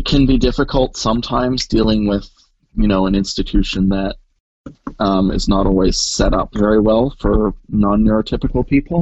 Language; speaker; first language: English; native; English